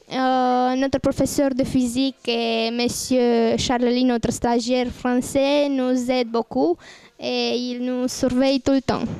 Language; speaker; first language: French; non-native, fluent; Romanian